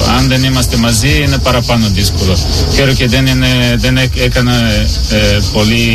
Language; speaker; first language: Greek; non-native, learner; Portuguese